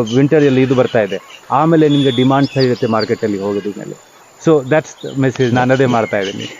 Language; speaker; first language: Kannada; non-native, fluent; Hindi